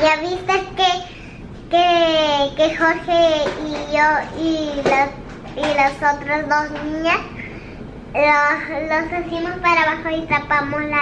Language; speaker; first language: Spanish; early bilingual, other home language; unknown